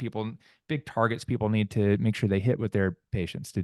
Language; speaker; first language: English; native; English